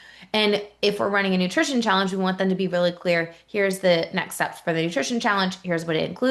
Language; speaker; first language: English; native; English